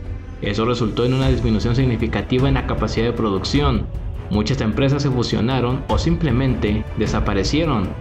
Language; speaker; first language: Spanish; native; Spanish